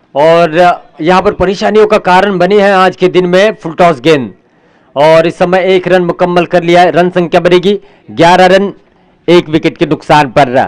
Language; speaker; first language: Hindi; non-native, local second language; Marathi